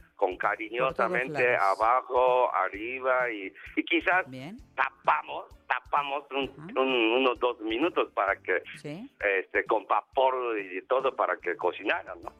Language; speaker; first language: Spanish; non-native, learner; Japanese